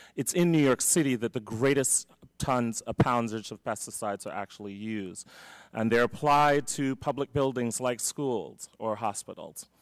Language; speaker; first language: English; native; English